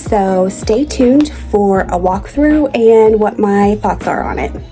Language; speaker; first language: English; native; English